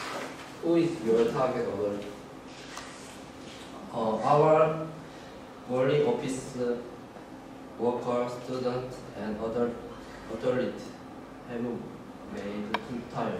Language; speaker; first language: English; non-native, learner; Korean